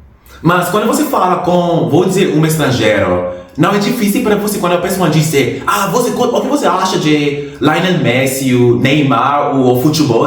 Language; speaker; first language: Portuguese; non-native, fluent; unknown